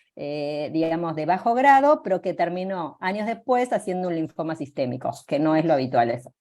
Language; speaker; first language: Spanish; native; Spanish